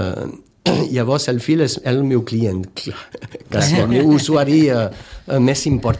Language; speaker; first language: Catalan; non-native, fluent; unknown